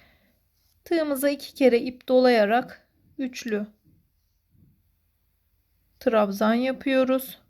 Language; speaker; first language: Turkish; native; Turkish